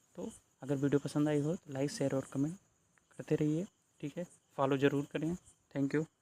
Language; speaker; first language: Hindi; native; Hindi